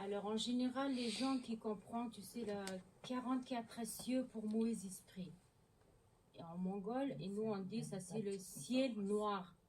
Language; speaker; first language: French; non-native, learner; Mongolian